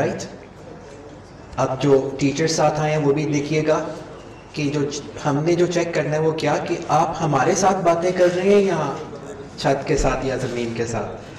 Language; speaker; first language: Urdu; non-native, local second language; Punjabi